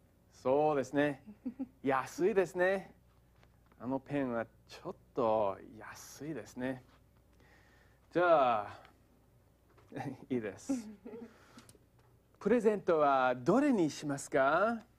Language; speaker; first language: Japanese; non-native, fluent; English